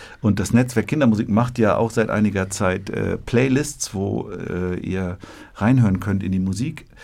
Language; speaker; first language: German; native; German